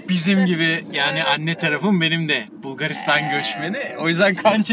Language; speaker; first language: Turkish; native; Turkish